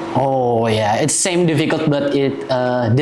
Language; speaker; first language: English; non-native, learner; Indonesian